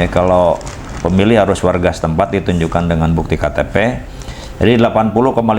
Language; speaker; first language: Indonesian; native; Indonesian